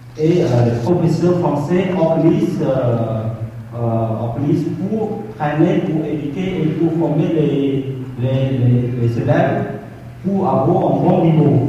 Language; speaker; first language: French; non-native, fluent; Khmer